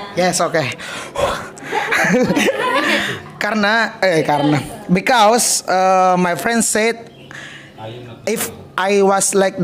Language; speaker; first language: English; non-native, learner; Indonesian